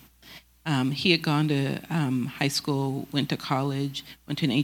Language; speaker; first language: English; native; English